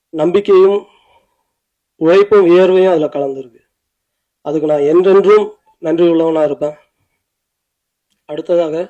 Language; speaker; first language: Tamil; native; Tamil